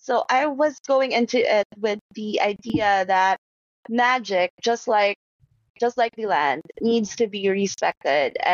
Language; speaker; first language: English; non-native, local second language; Hiligaynon